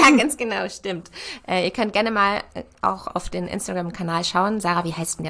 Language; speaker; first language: German; native; German